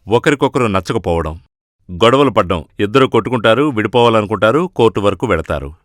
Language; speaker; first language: Telugu; non-native, fluent; Malayalam